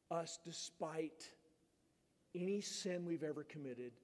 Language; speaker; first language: English; native; English